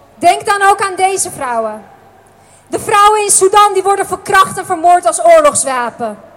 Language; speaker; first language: Dutch; early bilingual, other home language; Persian